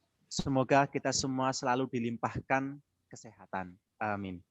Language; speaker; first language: Indonesian; native; Indonesian